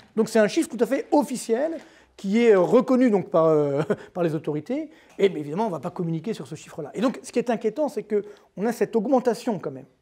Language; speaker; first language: French; native; French